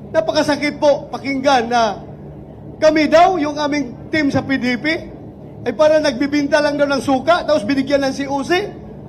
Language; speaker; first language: Filipino; non-native, local second language; Cebuano